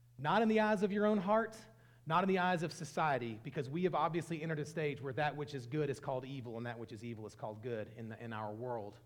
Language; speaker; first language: English; native; English